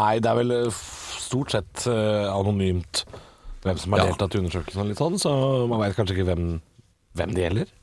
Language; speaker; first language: Norwegian; native; Norwegian